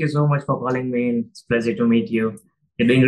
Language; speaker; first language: English; non-native, local second language; Gujarati